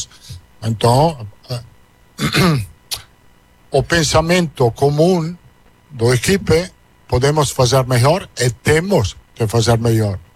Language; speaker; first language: Portuguese; non-native, learner; Italian